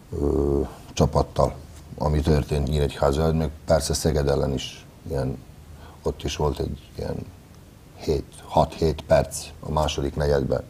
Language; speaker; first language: Hungarian; non-native, fluent; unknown